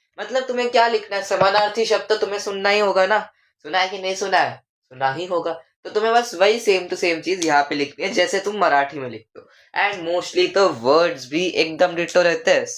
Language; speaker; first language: Hindi; non-native, local second language; Marathi